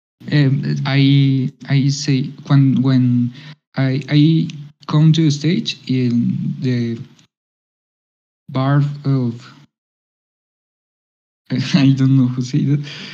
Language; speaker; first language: English; non-native, learner; Spanish